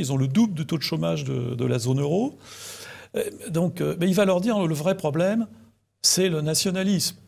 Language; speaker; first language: French; native; French